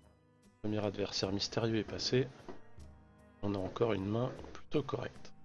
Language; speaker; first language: French; native; French